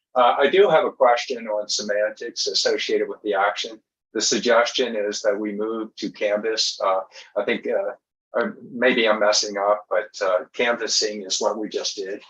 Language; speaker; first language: English; native; English